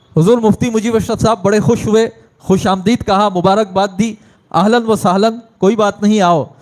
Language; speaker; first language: Urdu; native; Urdu